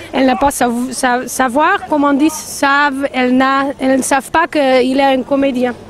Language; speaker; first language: French; non-native, learner; Dutch